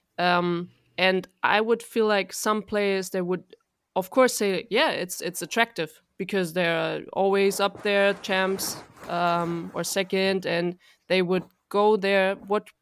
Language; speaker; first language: English; non-native, fluent; German